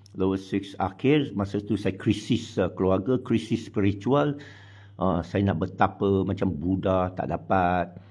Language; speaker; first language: Malay; non-native, local second language; Chinese